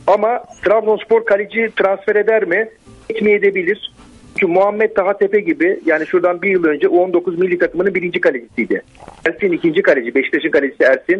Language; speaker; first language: Turkish; native; Turkish